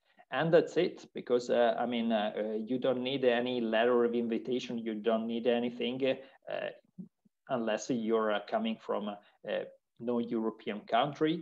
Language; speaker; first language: English; non-native, fluent; Italian